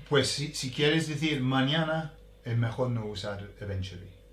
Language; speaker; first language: Spanish; non-native, fluent; English